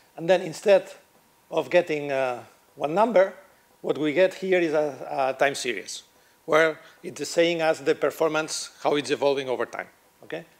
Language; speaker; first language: English; non-native, fluent; Catalan